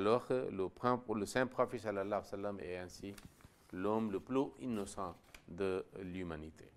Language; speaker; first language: French; non-native, local second language; Wolof